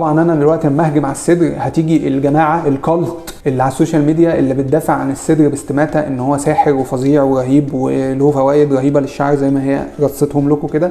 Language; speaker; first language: Arabic; native; Arabic